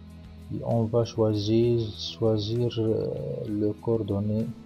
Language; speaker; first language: French; non-native, local second language; Arabic